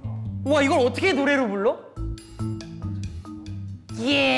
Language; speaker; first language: Korean; native; Korean